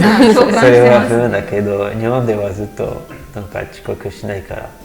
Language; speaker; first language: Japanese; non-native, learner; French